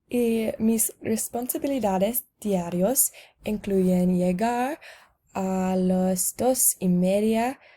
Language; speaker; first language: Spanish; non-native, learner; English